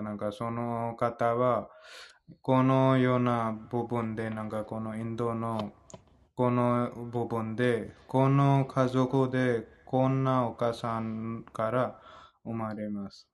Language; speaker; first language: Japanese; non-native, fluent; Hindi